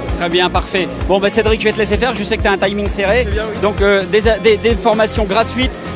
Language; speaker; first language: French; native; French